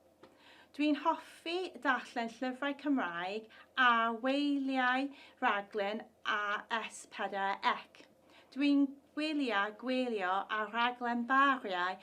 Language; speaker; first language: Welsh; non-native, learner; English